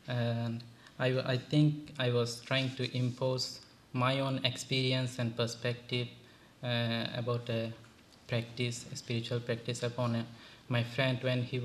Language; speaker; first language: English; non-native, local second language; Bangla